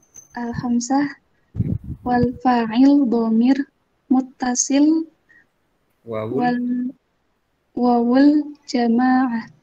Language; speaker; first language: Arabic; non-native, learner; Indonesian